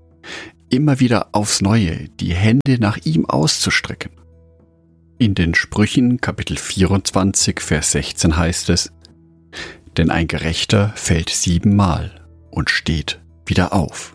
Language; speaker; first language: German; native; German